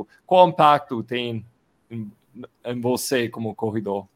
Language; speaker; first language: Portuguese; non-native, fluent; English